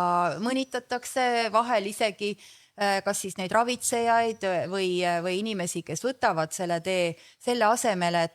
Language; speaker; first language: Estonian; native; Estonian